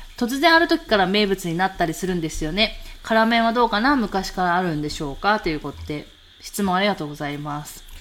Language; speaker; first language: Japanese; native; Japanese